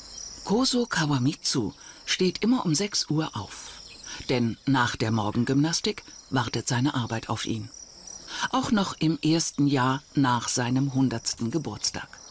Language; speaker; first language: German; native; German